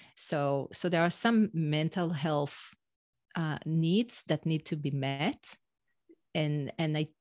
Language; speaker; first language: English; non-native, fluent; Hebrew